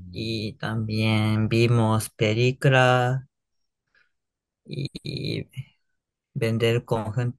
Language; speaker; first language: Spanish; non-native, learner; Japanese